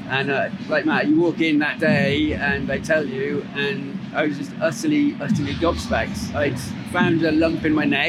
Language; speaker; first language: English; native; English